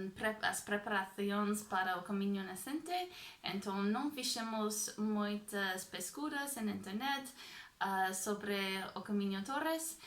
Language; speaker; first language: Portuguese; non-native, fluent; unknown